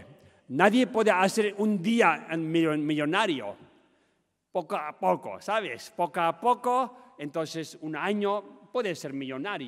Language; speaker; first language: Spanish; non-native, learner; Tibetan